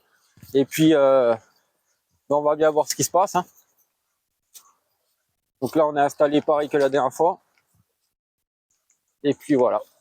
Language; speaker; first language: French; native; French